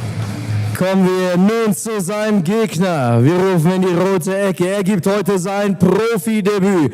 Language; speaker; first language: German; native; German